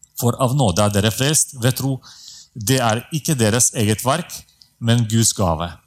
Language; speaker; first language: Norwegian; non-native, fluent; Russian